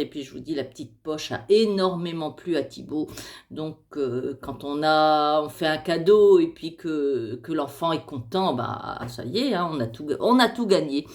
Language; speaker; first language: French; native; French